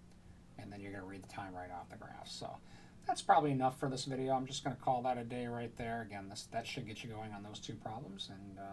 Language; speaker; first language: English; native; English